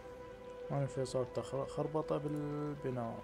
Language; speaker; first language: Arabic; native; Arabic